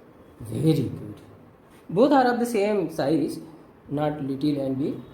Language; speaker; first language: English; non-native, local second language; Hindi